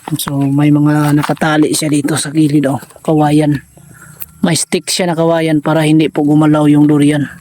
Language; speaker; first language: Filipino; non-native, local second language; Cebuano